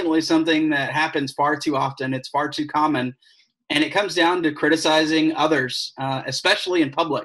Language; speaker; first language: English; native; English